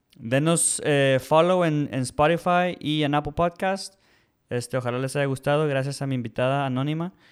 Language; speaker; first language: Spanish; early bilingual, heritage; Spanish